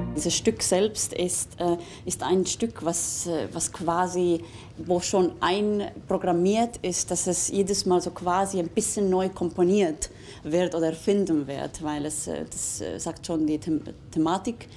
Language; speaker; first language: German; native; German